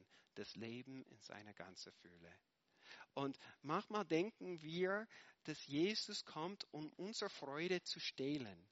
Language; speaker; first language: German; non-native, fluent; English